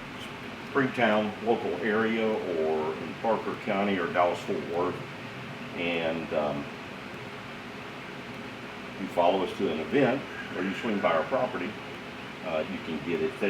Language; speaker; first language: English; native; English